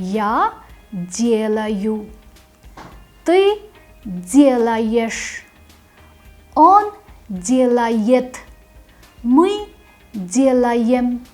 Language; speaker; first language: Russian; non-native, fluent; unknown